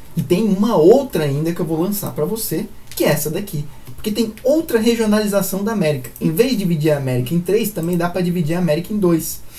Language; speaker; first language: Portuguese; native; Portuguese